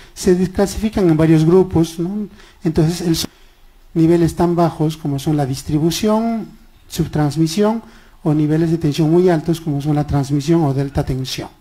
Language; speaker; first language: Spanish; non-native, local second language; Quechua